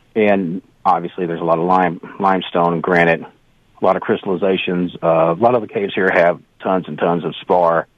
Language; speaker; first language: English; native; English